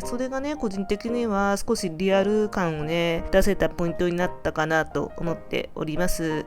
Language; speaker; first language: Japanese; native; Japanese